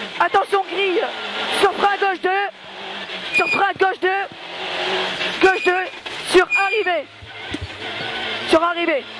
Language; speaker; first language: French; native; French